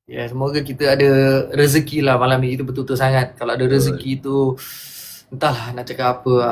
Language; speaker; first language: Malay; non-native, local second language; Chinese